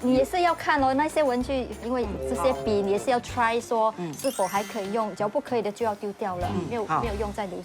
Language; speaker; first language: Chinese; native; Chinese